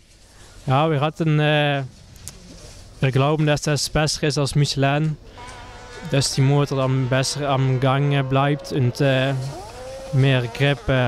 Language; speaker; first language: German; non-native, learner; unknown